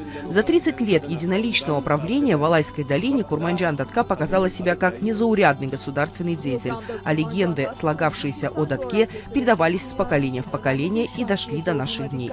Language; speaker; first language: Russian; native; Russian